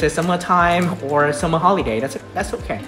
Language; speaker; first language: English; non-native, fluent; Vietnamese